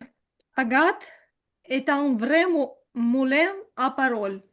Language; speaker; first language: French; non-native, learner; Ukrainian